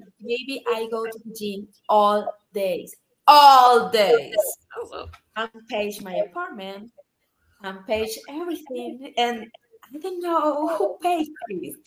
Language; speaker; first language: English; non-native, learner; Spanish